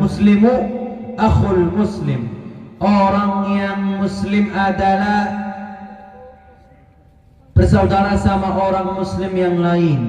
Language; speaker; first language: Indonesian; non-native, fluent; Arabic